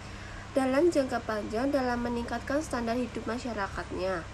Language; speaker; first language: Indonesian; native; Indonesian